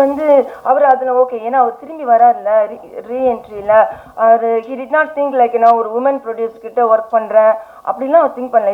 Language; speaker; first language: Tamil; non-native, learner; English